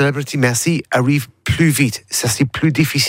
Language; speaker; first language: French; non-native, learner; English